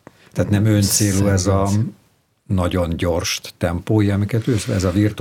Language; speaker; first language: Hungarian; native; Hungarian